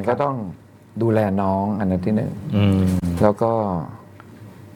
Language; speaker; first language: Thai; native; Thai